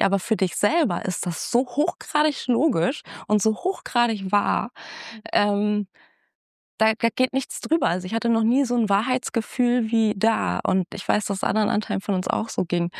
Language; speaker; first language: German; native; German